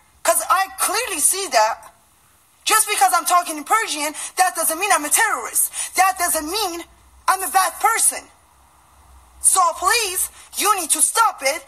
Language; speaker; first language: English; non-native, fluent; Persian